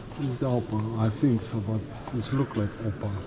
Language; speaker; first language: English; non-native, learner; Polish